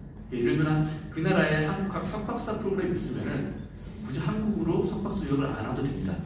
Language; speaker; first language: Korean; native; Korean